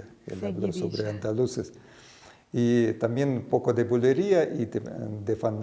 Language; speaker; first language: Spanish; non-native, fluent; Russian